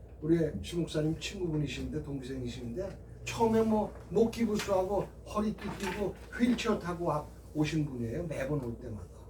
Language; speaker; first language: Korean; native; Korean